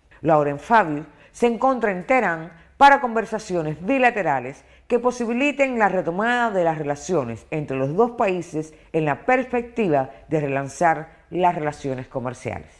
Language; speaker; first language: Spanish; non-native, fluent; Portuguese